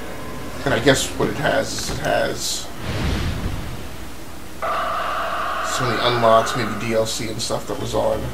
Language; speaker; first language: English; native; English